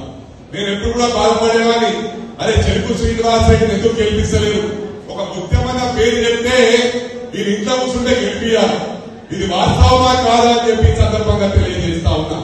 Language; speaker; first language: Telugu; native; Telugu